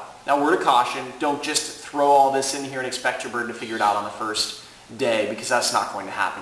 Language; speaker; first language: English; native; English